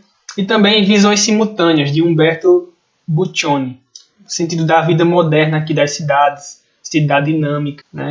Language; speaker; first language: Portuguese; native; Portuguese